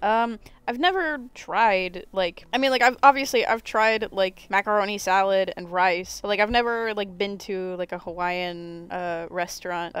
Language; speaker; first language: English; native; English